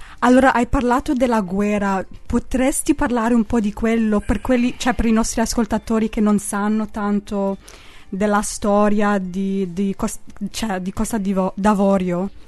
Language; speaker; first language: Italian; non-native, fluent; English